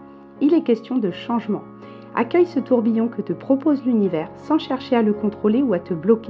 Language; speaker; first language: French; native; French